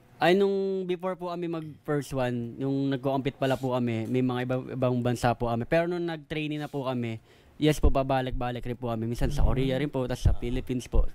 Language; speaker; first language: Filipino; native; Filipino